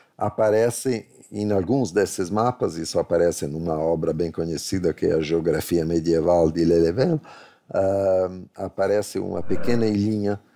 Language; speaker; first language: Portuguese; non-native, fluent; Italian